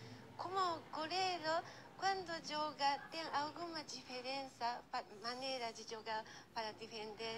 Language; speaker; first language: Portuguese; non-native, learner; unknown